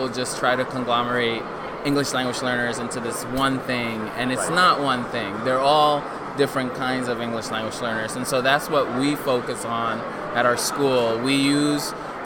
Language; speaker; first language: English; early bilingual, other home language; Spanish